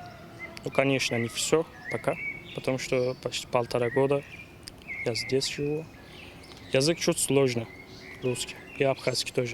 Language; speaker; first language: Russian; non-native, learner; Turkish